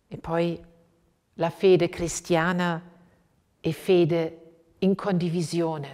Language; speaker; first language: Italian; non-native, fluent; German